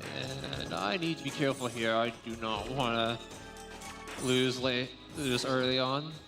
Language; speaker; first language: English; native; English